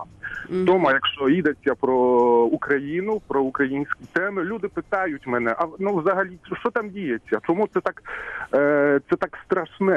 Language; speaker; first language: Ukrainian; non-native, fluent; Polish